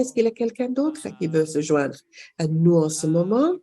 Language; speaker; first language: French; non-native, fluent; English